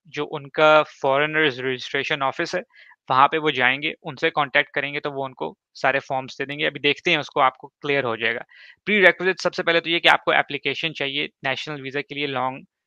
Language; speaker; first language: Urdu; native; Urdu